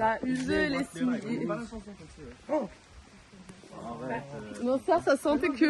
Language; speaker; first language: French; native; French